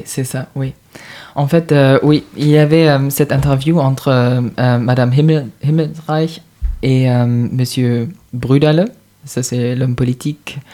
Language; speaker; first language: French; non-native, fluent; German